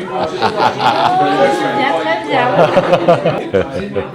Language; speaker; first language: French; native; French